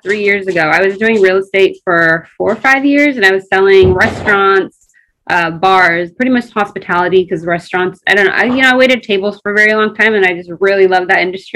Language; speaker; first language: English; early bilingual, other home language; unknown